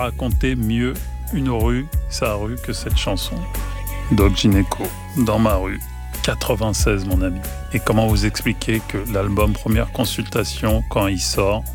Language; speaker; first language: French; native; French